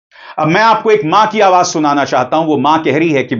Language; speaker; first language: Hindi; native; Hindi